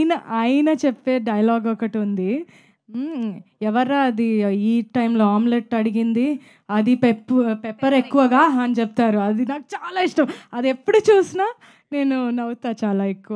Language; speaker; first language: Telugu; non-native, fluent; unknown